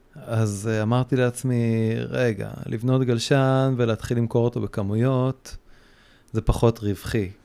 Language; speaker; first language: Hebrew; native; Hebrew